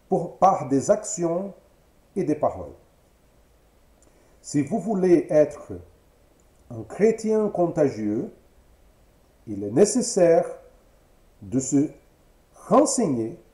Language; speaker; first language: French; non-native, fluent; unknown